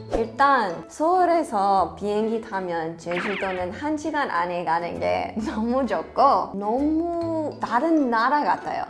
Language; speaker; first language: Korean; non-native, fluent; English